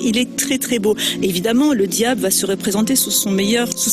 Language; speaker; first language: French; native; French